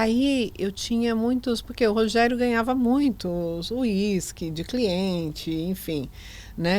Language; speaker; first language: Portuguese; native; Portuguese